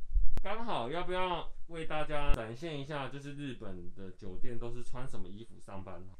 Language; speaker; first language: Chinese; native; Chinese